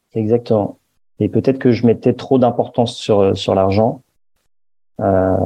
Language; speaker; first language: French; native; French